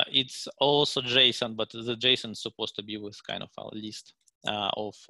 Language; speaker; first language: English; non-native, fluent; Russian